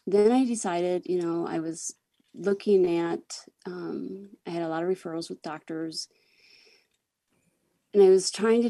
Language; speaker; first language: English; native; English